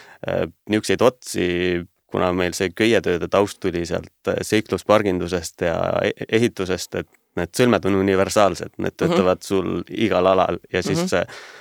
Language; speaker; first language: Estonian; native; Estonian